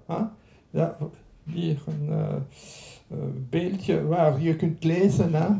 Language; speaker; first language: Dutch; non-native, local second language; French